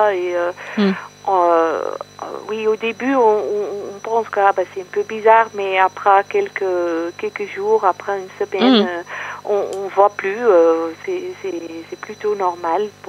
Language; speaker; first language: French; non-native, fluent; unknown